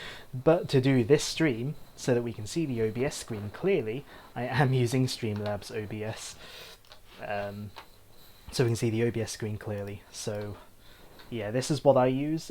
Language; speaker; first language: English; native; English